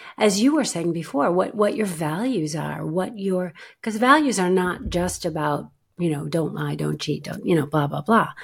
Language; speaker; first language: English; native; English